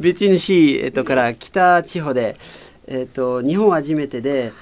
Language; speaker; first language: Japanese; non-native, fluent; French